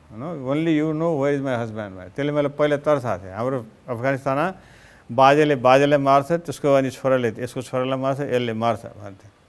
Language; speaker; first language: Nepali; native; Nepali